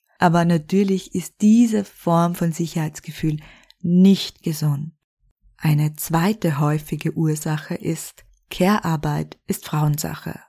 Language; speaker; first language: German; native; German